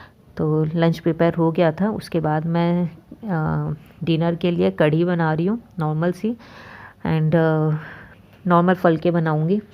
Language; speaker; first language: Hindi; native; Hindi